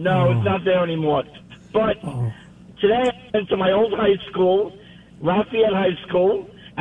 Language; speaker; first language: English; native; English